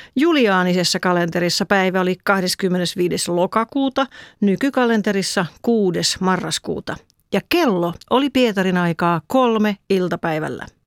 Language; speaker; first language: Finnish; native; Finnish